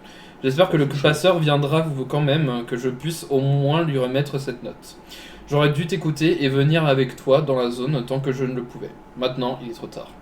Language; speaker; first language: French; native; French